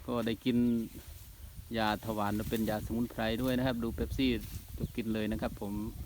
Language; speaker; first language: Thai; non-native, local second language; Northern Khmer